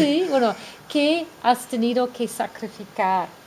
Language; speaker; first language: Spanish; non-native, fluent; English